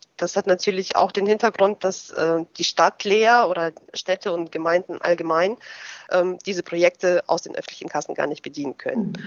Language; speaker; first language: German; early bilingual, other home language; Russian